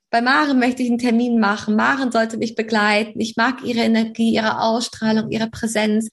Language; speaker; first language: German; native; German